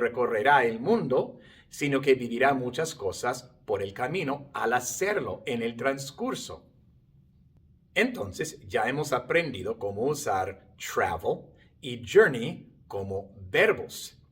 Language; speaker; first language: Spanish; non-native, fluent; English